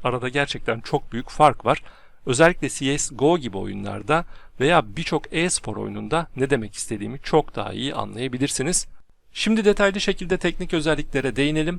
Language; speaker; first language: Turkish; native; Turkish